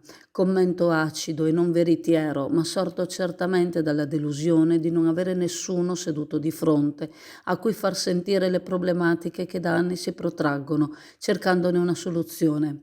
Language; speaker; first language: Italian; native; Italian